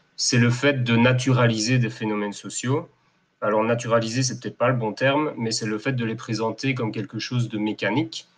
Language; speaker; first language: French; native; French